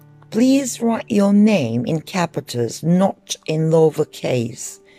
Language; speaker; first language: English; non-native, fluent; Turkish